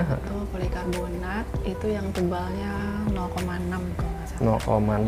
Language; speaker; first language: Indonesian; native; Indonesian